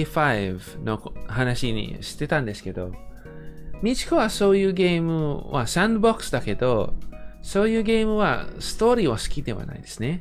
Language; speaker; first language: Japanese; non-native, fluent; English